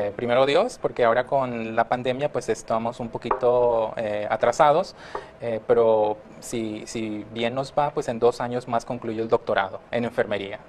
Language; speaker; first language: Spanish; early bilingual, heritage; Spanish